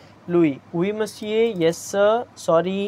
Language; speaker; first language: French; non-native, fluent; Hindi